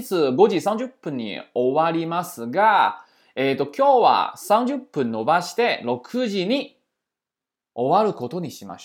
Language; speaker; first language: Japanese; non-native, fluent; Chinese